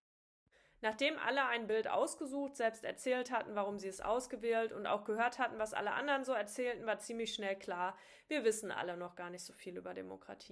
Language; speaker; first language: German; native; German